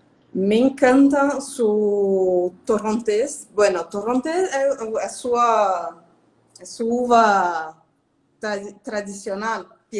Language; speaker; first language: Spanish; non-native, fluent; Portuguese